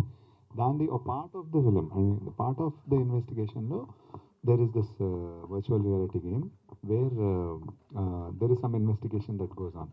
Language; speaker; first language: Telugu; native; Telugu